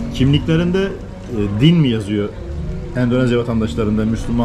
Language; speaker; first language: Turkish; native; Turkish